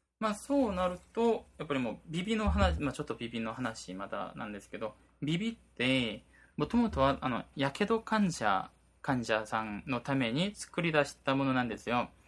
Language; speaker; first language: Japanese; non-native, fluent; Korean